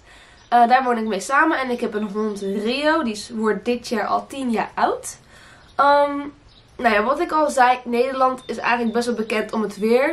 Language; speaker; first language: Dutch; early bilingual, other home language; Portuguese